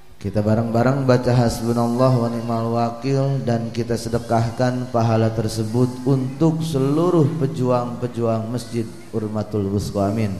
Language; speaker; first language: Indonesian; native; Indonesian